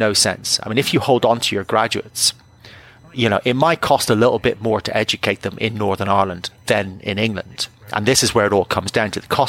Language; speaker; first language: English; native; English